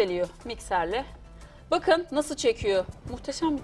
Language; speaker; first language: Turkish; native; Turkish